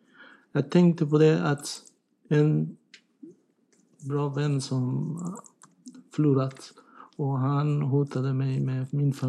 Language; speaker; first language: Swedish; non-native, learner; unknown